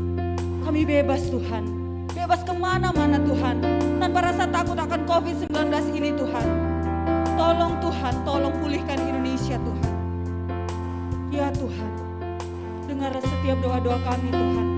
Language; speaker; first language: Indonesian; native; Indonesian